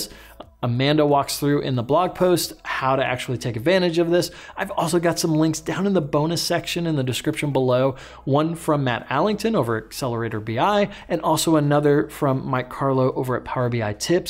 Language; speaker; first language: English; native; English